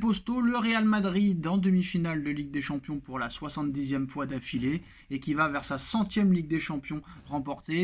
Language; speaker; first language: French; native; French